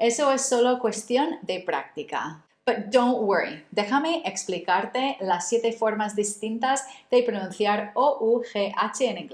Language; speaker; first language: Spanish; non-native, fluent; English